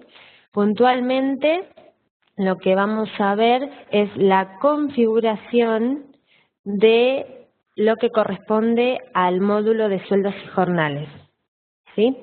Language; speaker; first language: Spanish; native; Spanish